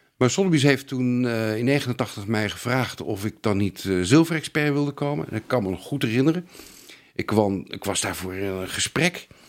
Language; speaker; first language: Dutch; native; Dutch